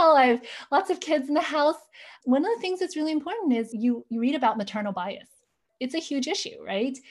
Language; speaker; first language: English; native; English